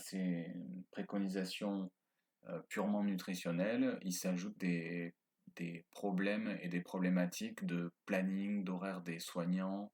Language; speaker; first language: French; native; French